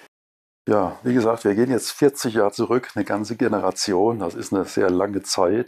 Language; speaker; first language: German; native; German